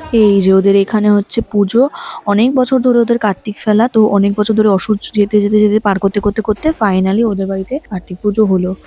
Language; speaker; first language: Bangla; native; Bangla